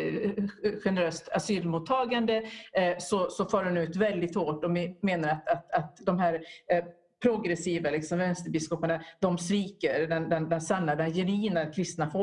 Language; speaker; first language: Swedish; native; Swedish